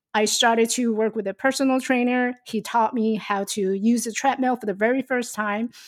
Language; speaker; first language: English; non-native, fluent; Chinese